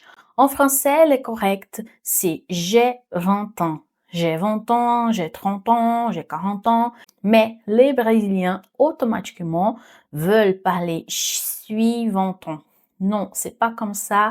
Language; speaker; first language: French; non-native, fluent; Portuguese